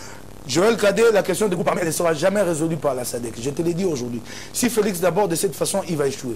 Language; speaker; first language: French; non-native, local second language; Lingala